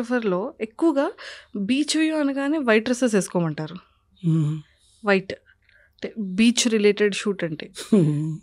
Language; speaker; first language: Telugu; native; Telugu